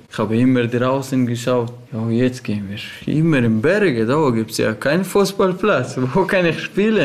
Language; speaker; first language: German; non-native, learner; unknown